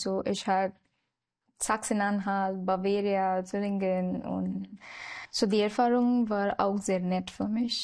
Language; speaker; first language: German; non-native, learner; Marathi